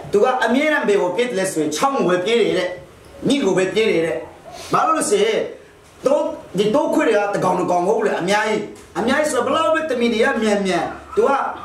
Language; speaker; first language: Burmese; non-native, local second language; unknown